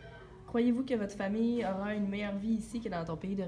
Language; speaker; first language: French; native; French